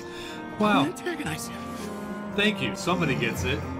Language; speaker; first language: English; native; English